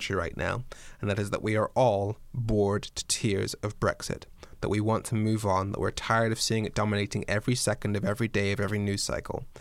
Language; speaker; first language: English; native; English